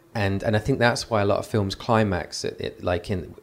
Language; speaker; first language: English; native; English